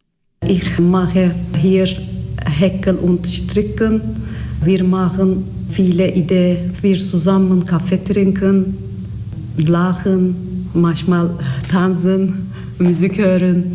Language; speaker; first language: German; non-native, learner; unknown